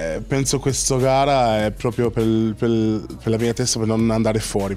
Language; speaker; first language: Italian; non-native, fluent; English